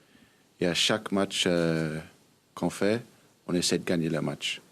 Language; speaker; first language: French; early bilingual, heritage; Danish